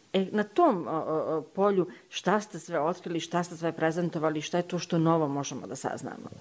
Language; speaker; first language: Serbian; native; Serbian